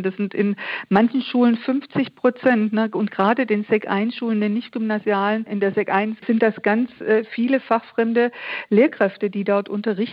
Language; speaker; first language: German; native; German